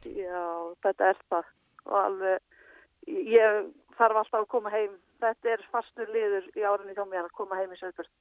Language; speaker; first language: Icelandic; native; Icelandic